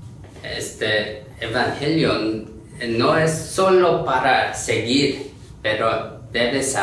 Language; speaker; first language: Spanish; non-native, learner; Korean